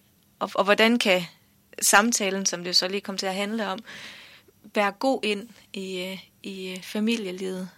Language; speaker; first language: Danish; native; Danish